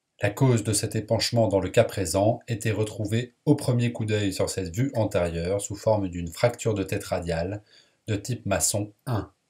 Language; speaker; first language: French; native; French